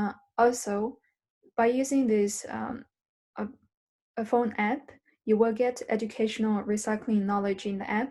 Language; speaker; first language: English; non-native, learner; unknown